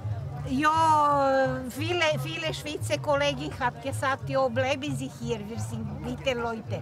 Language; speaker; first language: German; non-native, learner; Serbian